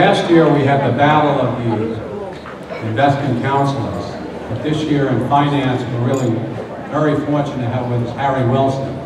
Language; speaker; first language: English; native; English